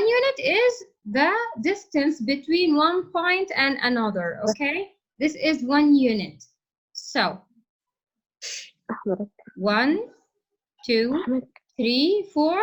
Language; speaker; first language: English; non-native, fluent; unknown